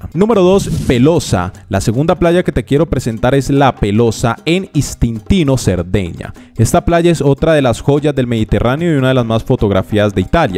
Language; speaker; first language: Spanish; native; Spanish